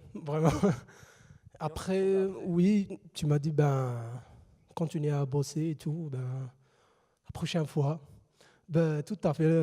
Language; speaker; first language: French; non-native, fluent; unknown